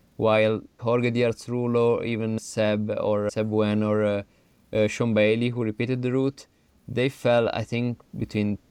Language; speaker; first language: English; non-native, fluent; Italian